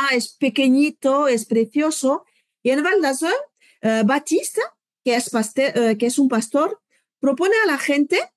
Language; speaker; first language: Spanish; non-native, fluent; French